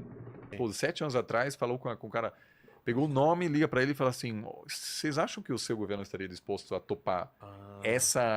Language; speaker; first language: Portuguese; non-native, fluent; German